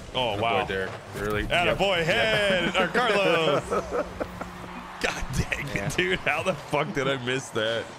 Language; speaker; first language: English; native; English